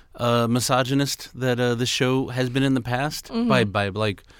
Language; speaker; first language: English; native; English